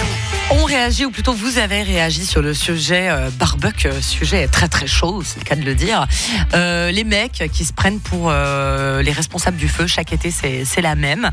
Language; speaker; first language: French; native; French